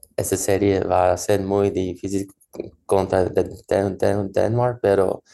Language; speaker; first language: Spanish; early bilingual, heritage; Spanish